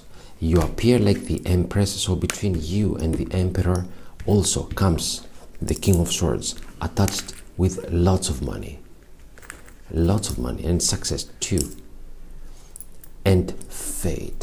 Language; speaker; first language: English; non-native, fluent; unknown